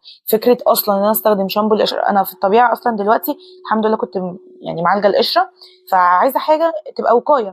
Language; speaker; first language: Arabic; native; Arabic